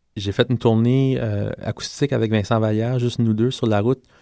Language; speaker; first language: French; non-native, fluent; English